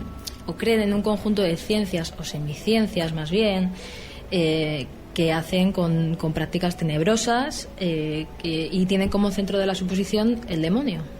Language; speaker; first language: Spanish; native; Spanish